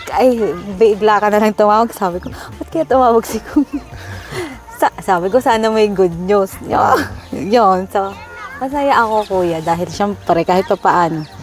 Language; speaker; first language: Filipino; native; Filipino